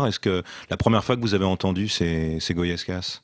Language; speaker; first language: French; native; French